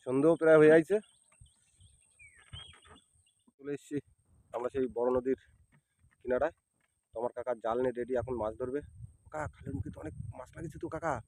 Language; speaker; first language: Bangla; native; Bangla